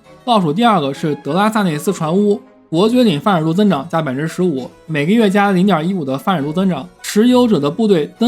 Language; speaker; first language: Chinese; native; Chinese